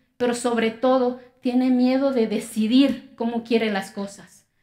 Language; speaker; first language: Spanish; non-native, local second language; Zapotec